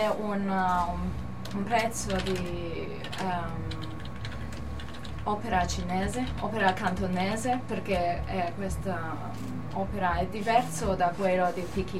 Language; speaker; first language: Italian; non-native, learner; Cantonese